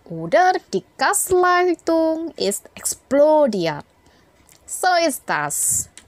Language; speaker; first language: German; non-native, fluent; Indonesian